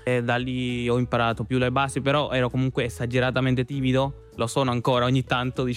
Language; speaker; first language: Italian; non-native, fluent; Spanish